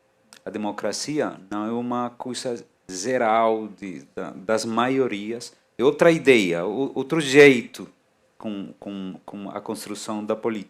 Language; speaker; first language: Portuguese; non-native, fluent; Spanish